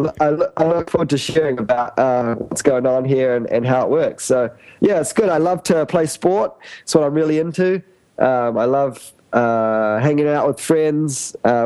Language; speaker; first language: English; native; English